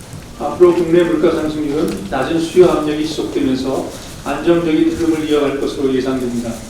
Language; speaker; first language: Korean; native; Korean